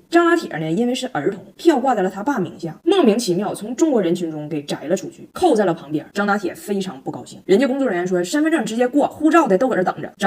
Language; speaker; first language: Chinese; native; Chinese